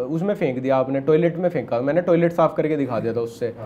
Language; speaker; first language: Hindi; native; Hindi